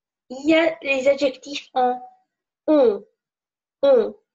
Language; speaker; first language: French; non-native, fluent; Czech